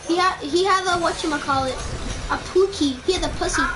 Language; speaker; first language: English; native; English